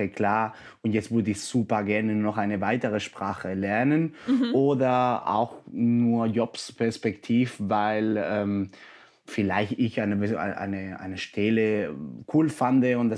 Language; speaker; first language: German; non-native, fluent; Spanish